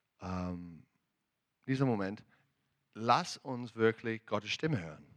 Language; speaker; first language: German; non-native, learner; English